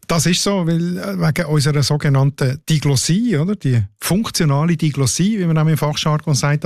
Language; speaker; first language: German; native; German